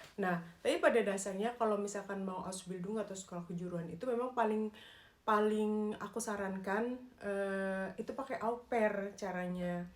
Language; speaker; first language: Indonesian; native; Indonesian